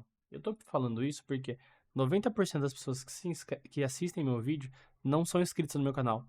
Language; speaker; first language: Portuguese; native; Portuguese